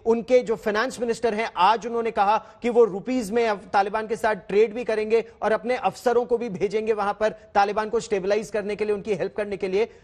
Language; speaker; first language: Hindi; native; Hindi